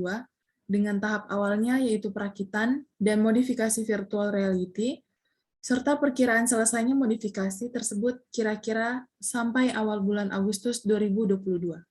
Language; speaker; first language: Indonesian; native; Indonesian